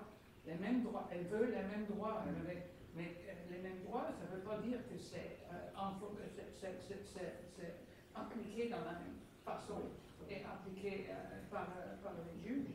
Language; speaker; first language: French; non-native, fluent; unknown